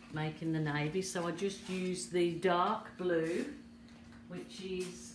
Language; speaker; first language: English; native; English